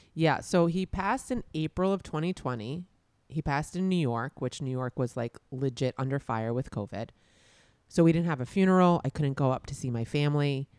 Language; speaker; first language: English; native; English